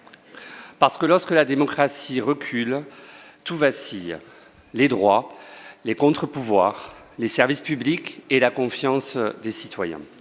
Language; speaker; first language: French; native; French